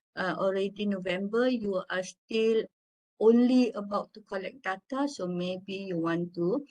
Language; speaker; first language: English; non-native, local second language; Malay